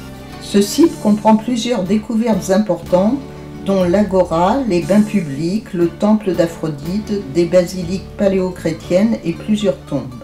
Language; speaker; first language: French; native; French